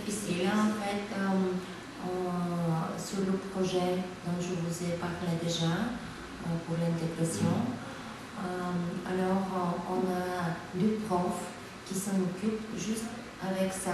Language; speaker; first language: French; non-native, fluent; Bulgarian